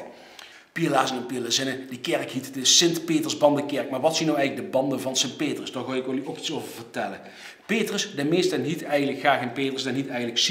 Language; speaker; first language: Dutch; native; Dutch